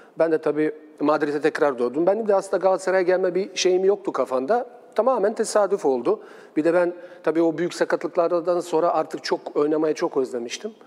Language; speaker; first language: Turkish; non-native, fluent; Bosnian